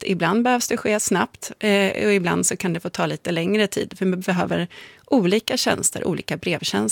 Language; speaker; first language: Swedish; native; Swedish